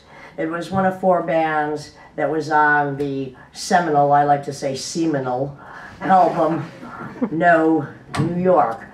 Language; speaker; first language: English; native; English